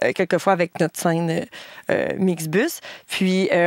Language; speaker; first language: French; native; French